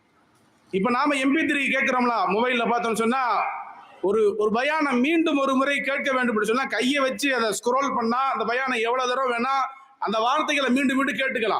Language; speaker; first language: Tamil; native; Tamil